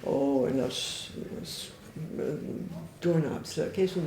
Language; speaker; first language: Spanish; non-native, fluent; English